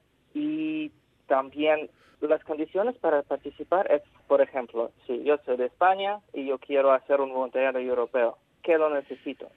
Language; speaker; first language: Spanish; non-native, fluent; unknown